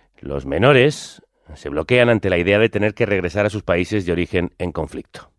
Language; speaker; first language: Spanish; native; Spanish